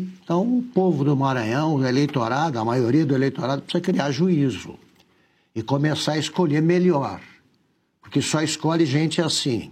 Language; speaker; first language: Portuguese; native; Portuguese